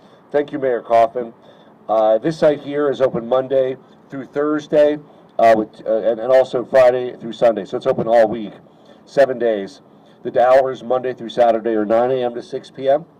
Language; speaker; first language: English; native; English